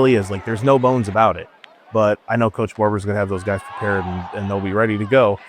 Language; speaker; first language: English; native; English